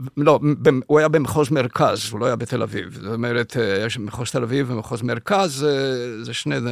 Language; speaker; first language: Hebrew; early bilingual, other home language; Spanish